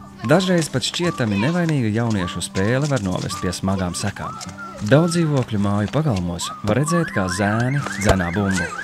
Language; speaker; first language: Latvian; native; Latvian